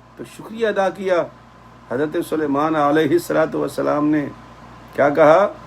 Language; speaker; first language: Urdu; native; Urdu